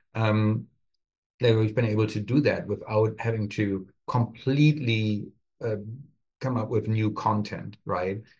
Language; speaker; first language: English; non-native, fluent; German